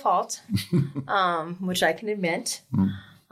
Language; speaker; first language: English; native; English